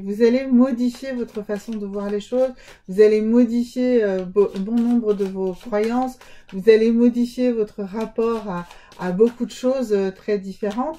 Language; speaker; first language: French; native; French